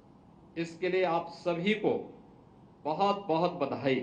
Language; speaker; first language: Hindi; native; Hindi